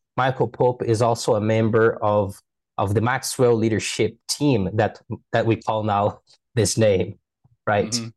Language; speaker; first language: English; non-native, fluent; Portuguese